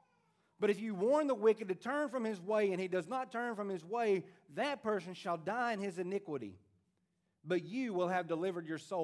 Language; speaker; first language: English; native; English